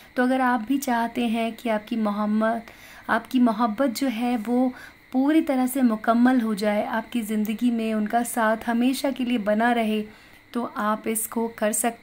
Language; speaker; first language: Hindi; native; Hindi